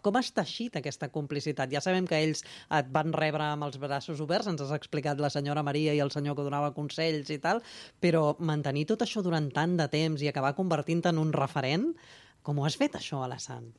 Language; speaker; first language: Catalan; native; Catalan